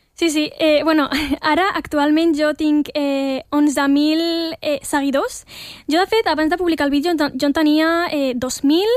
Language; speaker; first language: Catalan; early bilingual, other home language; Arabic